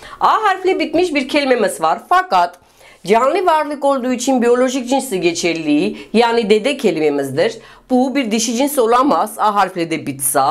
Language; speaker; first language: Turkish; non-native, fluent; Russian